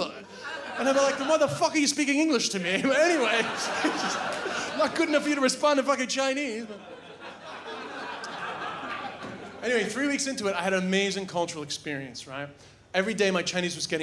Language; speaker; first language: English; native; English